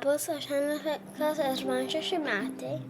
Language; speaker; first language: Lithuanian; early bilingual, heritage; Lithuanian